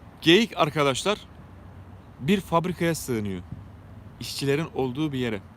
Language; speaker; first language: Turkish; native; Turkish